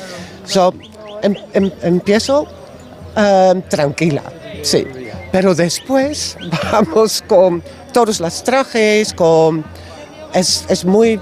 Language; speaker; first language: Spanish; non-native, learner; Dutch